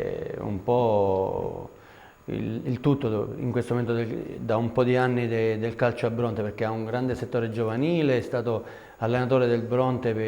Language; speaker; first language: Italian; native; Italian